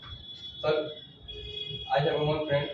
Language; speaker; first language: English; non-native, learner; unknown